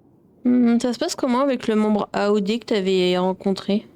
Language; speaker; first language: French; native; French